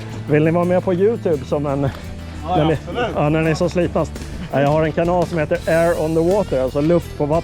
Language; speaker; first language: Swedish; native; Swedish